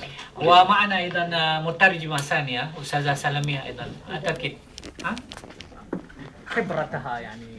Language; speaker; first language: Arabic; non-native, fluent; Malay